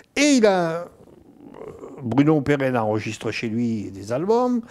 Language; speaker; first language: French; native; French